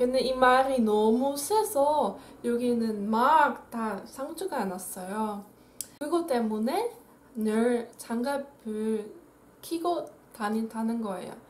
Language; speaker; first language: Korean; non-native, fluent; Dutch